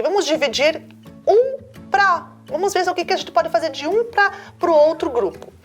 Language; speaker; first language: Portuguese; native; Portuguese